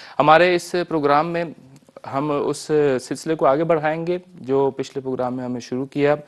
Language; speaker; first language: Urdu; native; Urdu